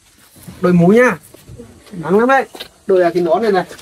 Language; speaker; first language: Vietnamese; native; Vietnamese